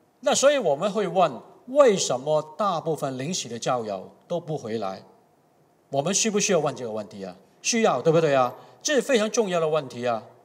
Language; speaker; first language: Chinese; non-native, local second language; Cantonese